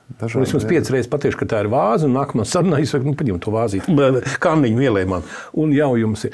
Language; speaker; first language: Latvian; native; Latvian